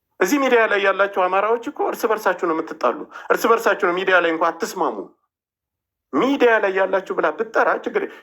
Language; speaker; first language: Amharic; native; Amharic